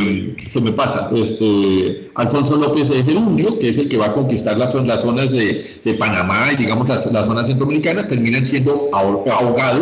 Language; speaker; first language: Spanish; native; Spanish